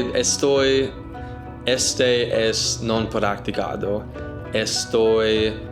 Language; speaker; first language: Spanish; non-native, learner; English